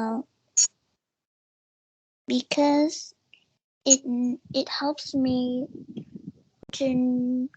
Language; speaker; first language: English; non-native, learner; Vietnamese